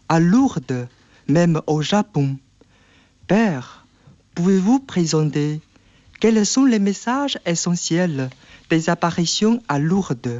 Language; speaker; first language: French; non-native, fluent; Chinese